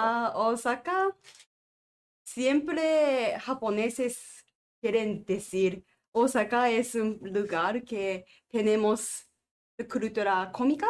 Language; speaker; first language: Spanish; non-native, learner; Japanese